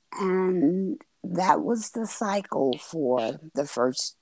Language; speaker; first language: English; native; English